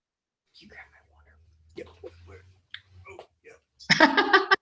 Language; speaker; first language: English; native; English